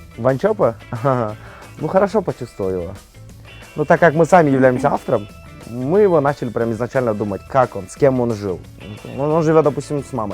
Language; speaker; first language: Russian; native; Russian